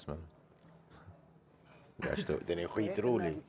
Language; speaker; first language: Swedish; native; Swedish